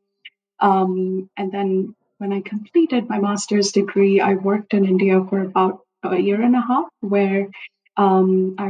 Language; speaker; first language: English; non-native, local second language; Hindi